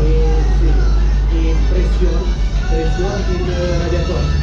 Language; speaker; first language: Spanish; non-native, learner; Romanian